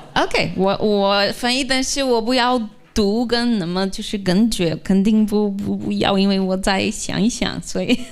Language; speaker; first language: Chinese; non-native, fluent; Portuguese